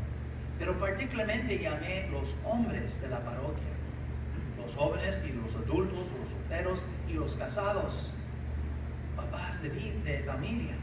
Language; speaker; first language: Spanish; early bilingual, heritage; English